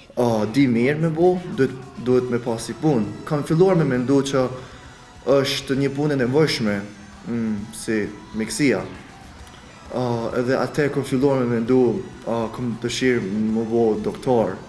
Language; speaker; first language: Albanian; early bilingual, other home language; Korean